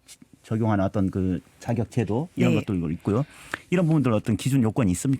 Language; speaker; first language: Korean; native; Korean